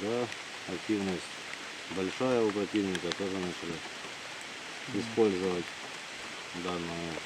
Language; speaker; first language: Russian; native; Russian